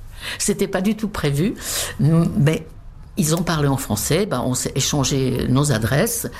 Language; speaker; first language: French; non-native, fluent; Czech